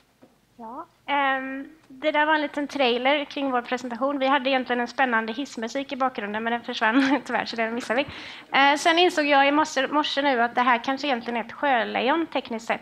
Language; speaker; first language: Swedish; native; Swedish